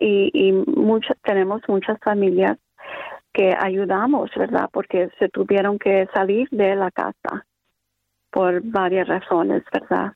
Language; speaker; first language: Spanish; early bilingual, other home language; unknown